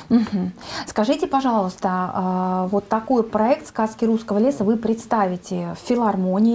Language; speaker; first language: Russian; native; Russian